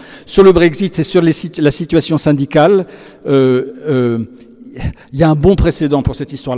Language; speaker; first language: French; native; French